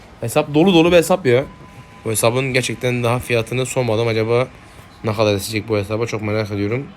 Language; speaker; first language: Turkish; native; Turkish